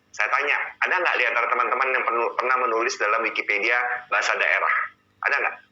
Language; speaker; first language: Indonesian; native; Indonesian